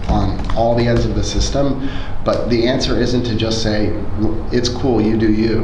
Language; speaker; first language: English; early bilingual, other home language; Spanish